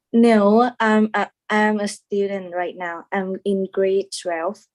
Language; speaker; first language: English; non-native, learner; Thai